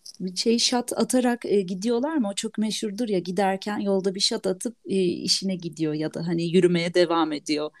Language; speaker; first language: Turkish; native; Turkish